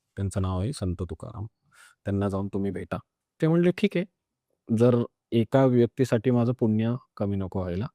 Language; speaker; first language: Marathi; non-native, local second language; Punjabi